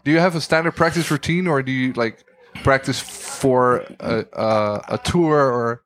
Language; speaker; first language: English; non-native, fluent; Dutch